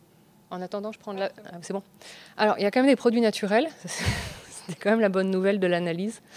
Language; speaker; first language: French; native; French